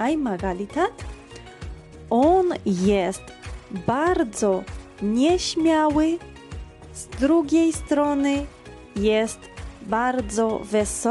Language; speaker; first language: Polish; non-native, fluent; Georgian